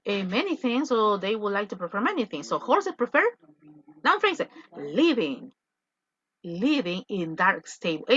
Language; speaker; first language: English; non-native, fluent; Spanish